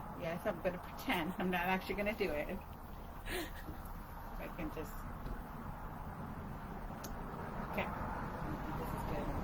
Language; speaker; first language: English; native; English